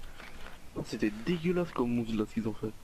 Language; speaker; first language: French; native; French